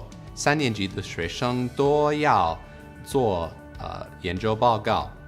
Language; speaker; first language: Chinese; non-native, fluent; English